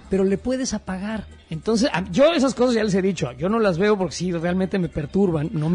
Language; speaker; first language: Spanish; native; Spanish